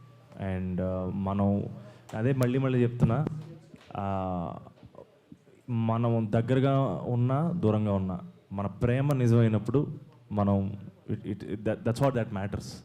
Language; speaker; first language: Telugu; native; Telugu